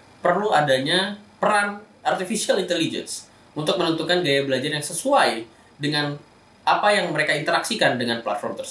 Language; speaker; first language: Indonesian; native; Indonesian